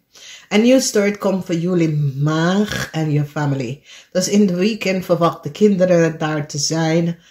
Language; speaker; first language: Dutch; non-native, learner; English